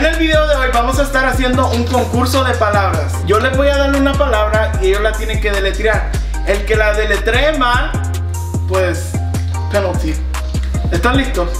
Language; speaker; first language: Spanish; early bilingual, heritage; Spanish